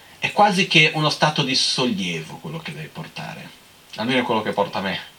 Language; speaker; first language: Italian; non-native, fluent; Portuguese